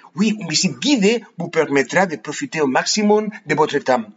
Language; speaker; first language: French; non-native, fluent; Spanish